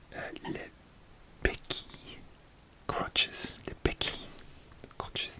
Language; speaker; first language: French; non-native, learner; English